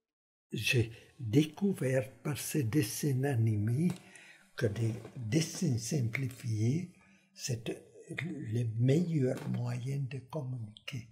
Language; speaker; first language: French; non-native, fluent; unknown